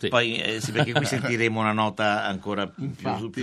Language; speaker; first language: Italian; native; Italian